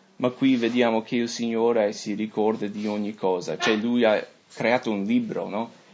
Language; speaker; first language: Italian; non-native, fluent; English